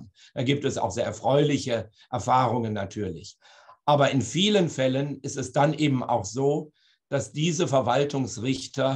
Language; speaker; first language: German; native; German